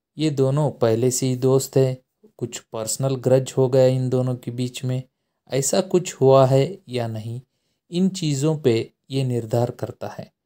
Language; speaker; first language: Hindi; native; Hindi